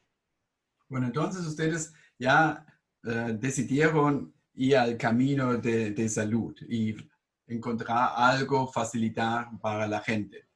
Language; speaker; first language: Spanish; non-native, fluent; German